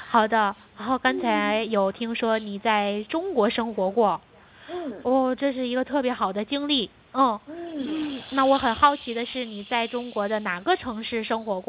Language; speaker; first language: Chinese; native; Chinese